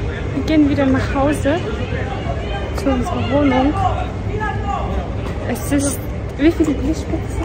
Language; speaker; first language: German; non-native, learner; Mongolian